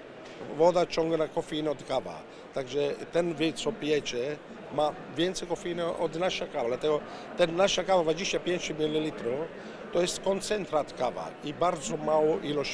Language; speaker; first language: Polish; non-native, learner; Italian